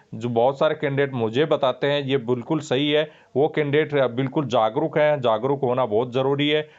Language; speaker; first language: Hindi; native; Hindi